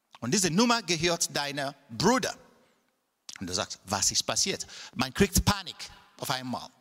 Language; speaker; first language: German; non-native, fluent; Igbo